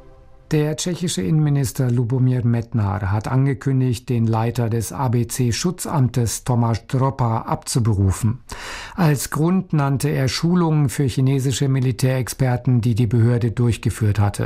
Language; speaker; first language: German; native; German